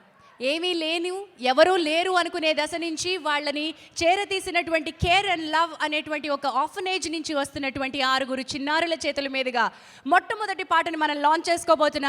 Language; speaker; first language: Telugu; native; Telugu